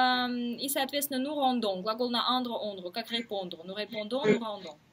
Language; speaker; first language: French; non-native, fluent; Russian